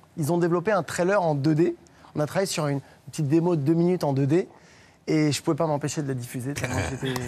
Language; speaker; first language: French; native; French